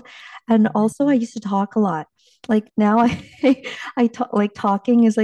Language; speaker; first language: English; early bilingual, other home language; Chinese